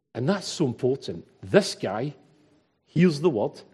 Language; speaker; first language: English; native; English